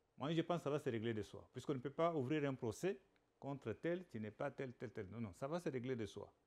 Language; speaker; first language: French; non-native, local second language; Lingala